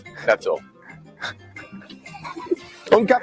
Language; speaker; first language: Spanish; non-native, learner; English